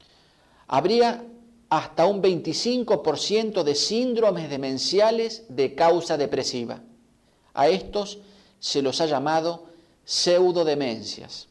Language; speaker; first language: Spanish; native; Spanish